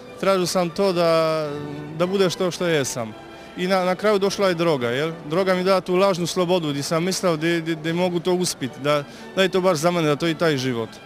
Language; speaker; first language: Croatian; non-native, fluent; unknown